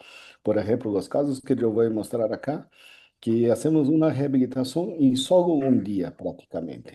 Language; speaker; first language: Spanish; non-native, learner; Portuguese